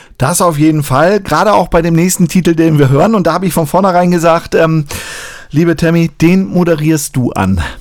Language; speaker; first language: German; native; German